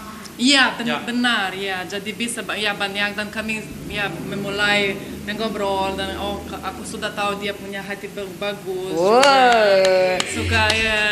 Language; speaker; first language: Indonesian; non-native, learner; Lithuanian